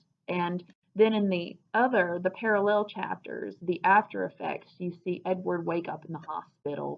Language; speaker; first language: English; native; English